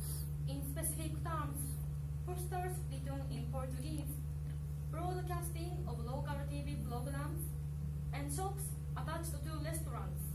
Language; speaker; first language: English; non-native, learner; Japanese